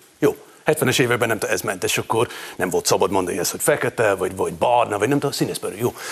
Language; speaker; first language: Hungarian; non-native, fluent; English